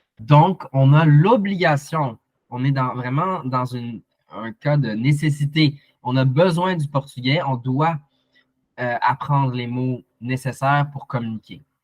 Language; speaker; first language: French; native; French